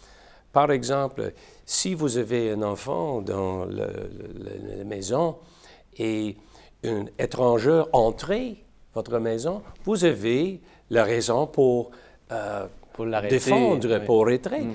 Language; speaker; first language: French; non-native, learner; English